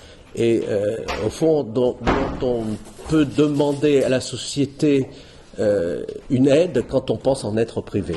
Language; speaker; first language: French; native; French